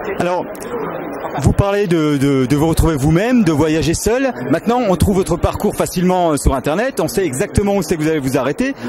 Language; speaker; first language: French; native; French